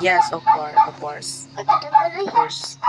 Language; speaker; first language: English; non-native, local second language; Cebuano